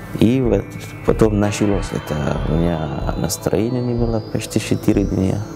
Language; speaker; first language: Russian; non-native, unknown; Arabic